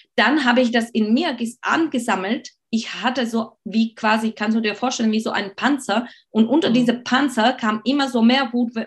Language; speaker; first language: German; non-native, fluent; Slovak